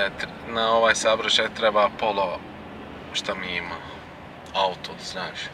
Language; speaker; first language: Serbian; non-native, learner; Turkish